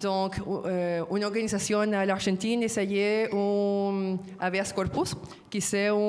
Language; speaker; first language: French; non-native, fluent; Spanish